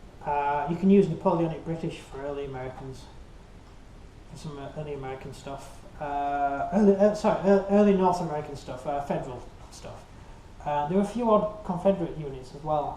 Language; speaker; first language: English; native; English